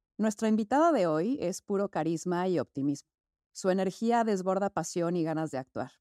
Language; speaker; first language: Spanish; native; Spanish